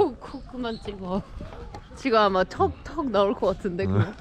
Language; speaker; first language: Korean; non-native, fluent; French